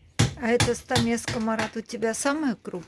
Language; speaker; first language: Russian; native; Russian